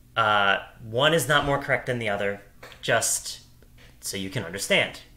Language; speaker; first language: English; native; English